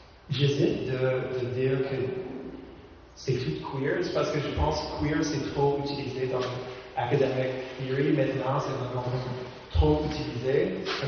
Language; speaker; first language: French; non-native, fluent; English